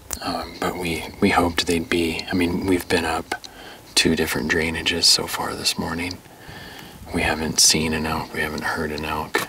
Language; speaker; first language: English; native; English